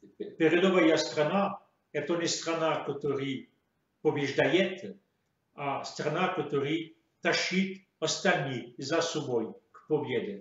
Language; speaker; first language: Russian; non-native, fluent; French